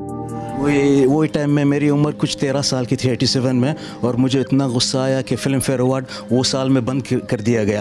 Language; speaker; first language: Hindi; non-native, learner; Arabic